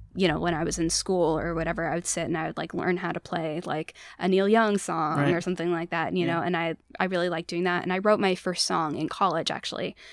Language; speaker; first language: English; native; English